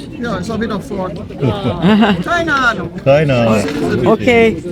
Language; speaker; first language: German; early bilingual, other home language; Turkish